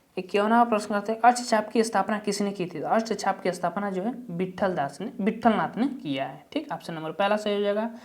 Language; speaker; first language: Hindi; native; Hindi